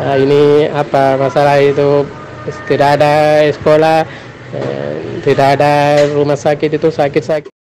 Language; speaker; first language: Indonesian; non-native, learner; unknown